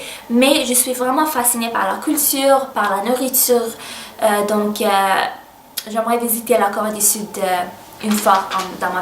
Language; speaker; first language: French; early bilingual, other home language; Arabic